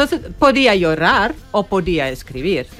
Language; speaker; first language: Spanish; non-native, fluent; Dutch